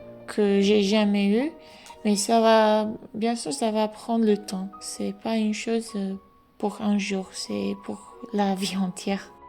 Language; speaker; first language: French; non-native, fluent; English